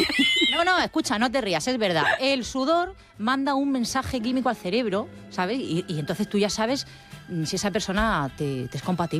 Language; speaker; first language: Spanish; native; Spanish